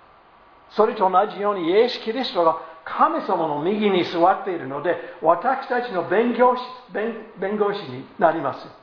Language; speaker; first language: Japanese; non-native, fluent; English